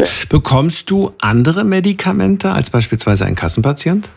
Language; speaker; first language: German; native; German